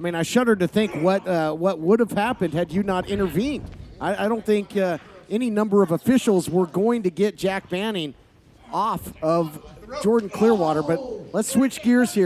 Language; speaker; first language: English; native; English